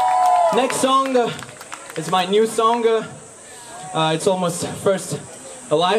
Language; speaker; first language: English; non-native, learner; Ukrainian